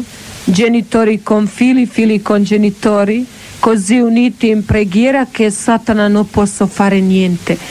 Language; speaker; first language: Italian; non-native, learner; Croatian